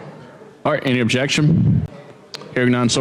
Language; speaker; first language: English; native; English